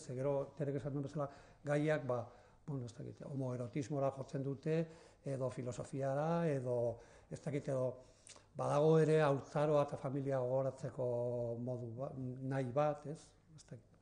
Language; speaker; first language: Basque; native; Basque